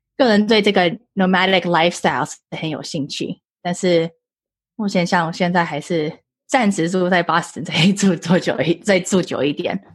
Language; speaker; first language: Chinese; early bilingual, heritage; Chinese